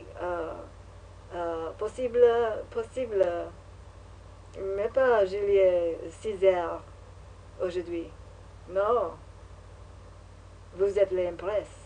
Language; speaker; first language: French; non-native, learner; English